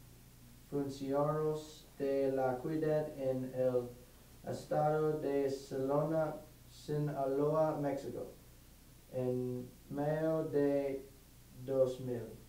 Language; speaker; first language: Spanish; non-native, learner; English